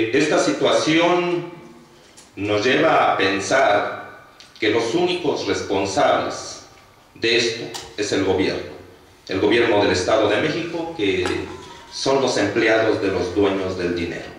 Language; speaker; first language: Spanish; native; Spanish